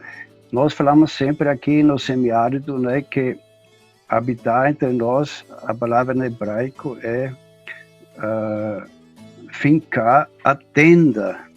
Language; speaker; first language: Portuguese; non-native, fluent; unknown